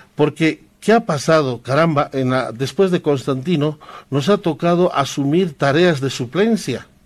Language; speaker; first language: Spanish; non-native, local second language; Quechua